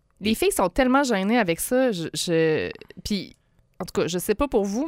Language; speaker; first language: French; native; French